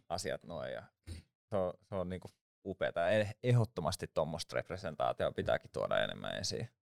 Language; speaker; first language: Finnish; native; Finnish